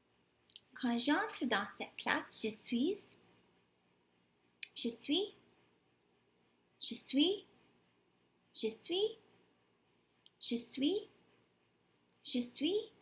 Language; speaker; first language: French; non-native, fluent; English